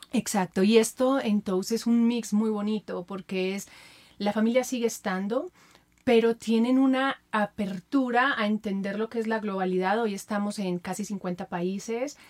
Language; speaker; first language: Spanish; native; Spanish